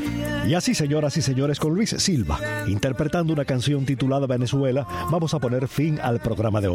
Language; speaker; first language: Spanish; native; Spanish